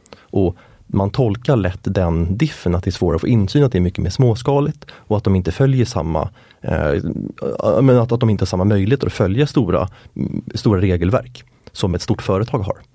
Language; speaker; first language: Swedish; native; Swedish